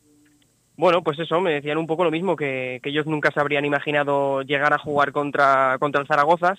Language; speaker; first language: Spanish; native; Spanish